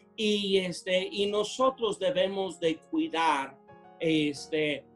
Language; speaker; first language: Spanish; non-native, fluent; English